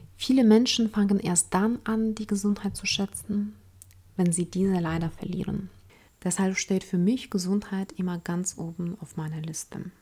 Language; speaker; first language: German; non-native, fluent; Ukrainian